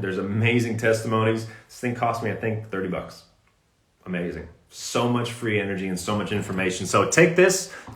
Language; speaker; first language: English; native; English